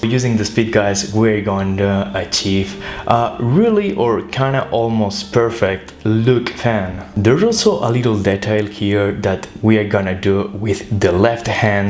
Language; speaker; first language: English; non-native, fluent; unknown